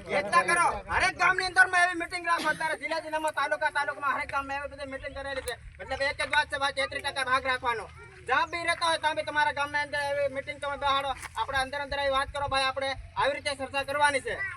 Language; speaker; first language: Gujarati; non-native, local second language; Bhili